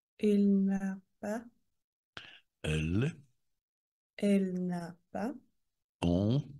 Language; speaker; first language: French; non-native, learner; Russian